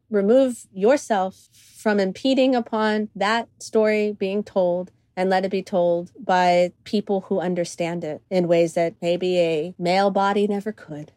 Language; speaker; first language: English; early bilingual, other home language; Greek